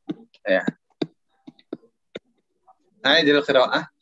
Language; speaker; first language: Arabic; non-native, fluent; Indonesian